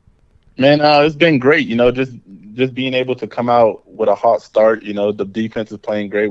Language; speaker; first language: English; native; English